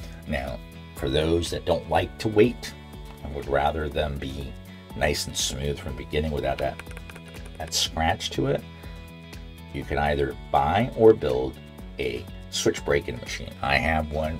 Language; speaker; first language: English; native; English